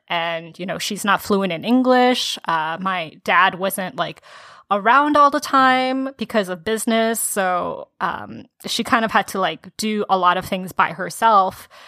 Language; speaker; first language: English; early bilingual, other home language; Korean